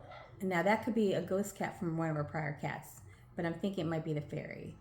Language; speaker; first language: English; native; English